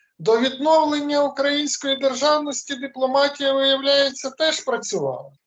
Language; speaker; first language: Ukrainian; native; Ukrainian